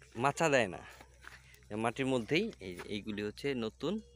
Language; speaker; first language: Indonesian; non-native, fluent; Bangla